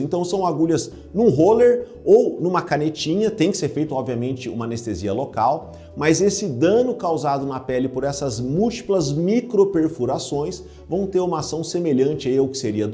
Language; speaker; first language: Portuguese; native; Portuguese